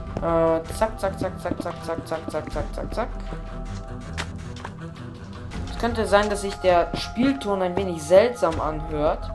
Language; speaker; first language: German; native; German